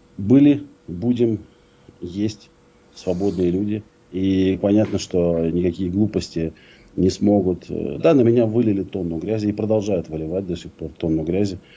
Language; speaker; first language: Russian; native; Russian